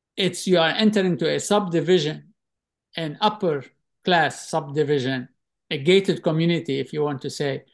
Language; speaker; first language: English; non-native, fluent; Arabic